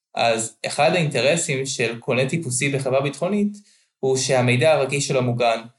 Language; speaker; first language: Hebrew; native; Hebrew